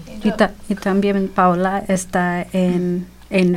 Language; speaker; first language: Spanish; early bilingual, heritage; Spanish